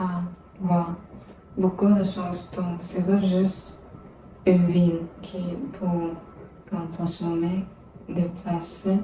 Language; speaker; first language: French; non-native, learner; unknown